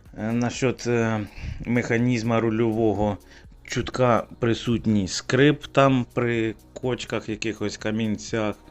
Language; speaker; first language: Ukrainian; native; Ukrainian